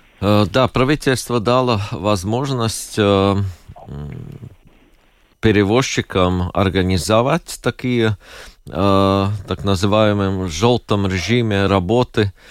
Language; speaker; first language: Russian; non-native, local second language; Latvian